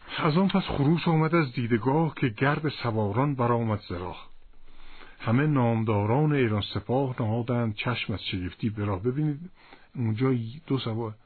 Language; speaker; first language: Persian; native; Persian